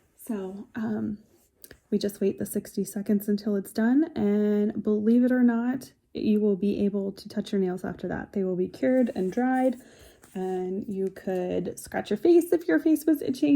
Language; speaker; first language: English; native; English